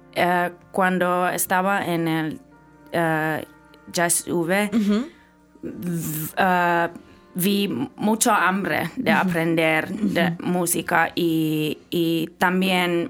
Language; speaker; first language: Spanish; non-native, learner; Finnish